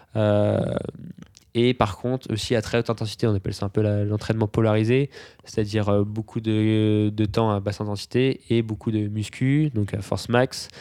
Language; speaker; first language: French; native; French